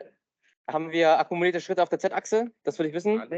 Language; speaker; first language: German; native; German